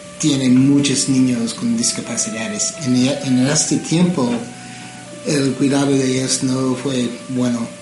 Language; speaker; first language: Spanish; non-native, learner; English